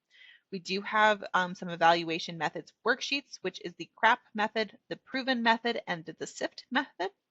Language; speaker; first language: English; native; English